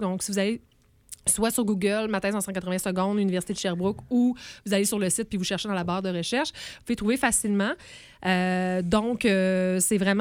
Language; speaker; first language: French; native; French